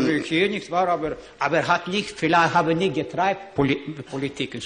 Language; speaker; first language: German; non-native, learner; Ukrainian